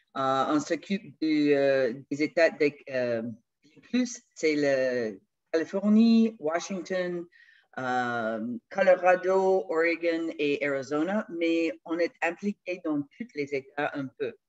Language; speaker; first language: French; non-native, fluent; English